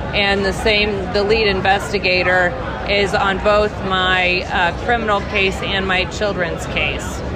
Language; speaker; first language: English; native; English